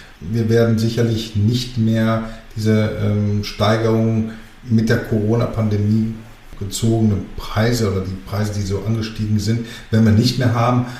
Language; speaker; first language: German; early bilingual, other home language; Greek